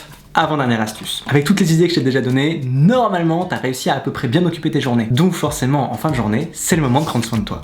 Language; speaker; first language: French; native; French